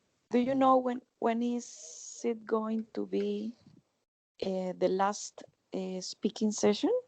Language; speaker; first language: English; non-native, learner; Spanish